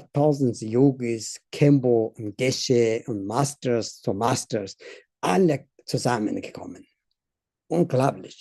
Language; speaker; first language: German; non-native, learner; Tibetan